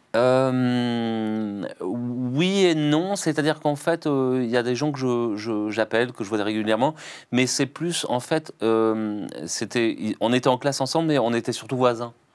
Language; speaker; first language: French; native; French